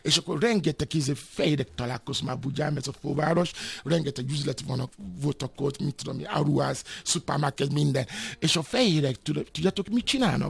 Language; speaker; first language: Hungarian; non-native, learner; Yoruba